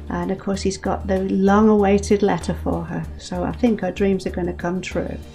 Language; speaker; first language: English; native; English